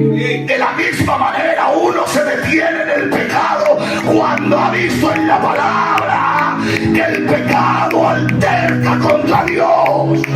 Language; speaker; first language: Spanish; native; Spanish